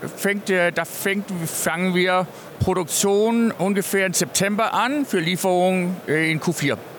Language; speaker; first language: German; non-native, fluent; English